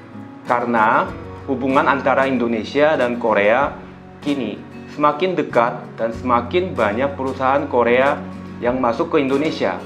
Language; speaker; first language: Indonesian; non-native, fluent; Korean